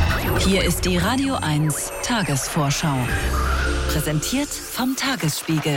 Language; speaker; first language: German; native; German